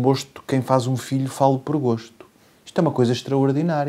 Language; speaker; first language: Portuguese; native; Portuguese